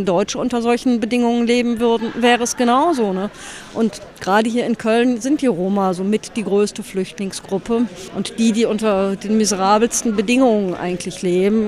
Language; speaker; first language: German; native; German